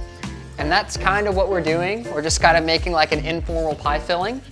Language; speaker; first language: English; native; English